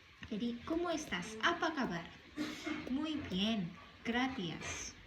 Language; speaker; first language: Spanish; non-native, fluent; Indonesian